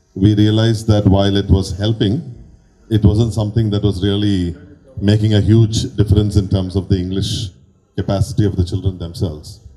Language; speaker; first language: English; non-native, local second language; Tamil